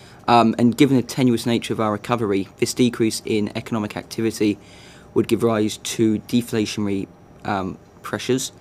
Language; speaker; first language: English; native; English